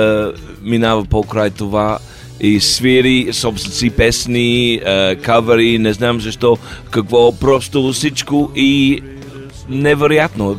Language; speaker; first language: Bulgarian; non-native, learner; English